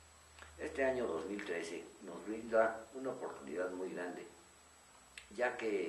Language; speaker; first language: Spanish; native; Spanish